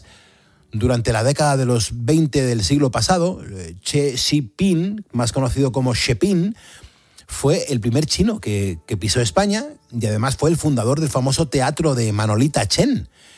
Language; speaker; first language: Spanish; native; Spanish